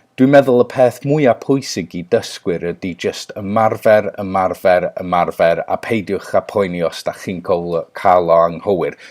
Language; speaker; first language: Welsh; non-native, local second language; English